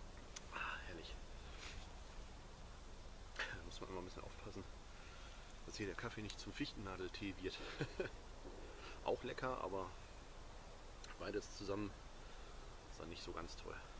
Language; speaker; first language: German; native; German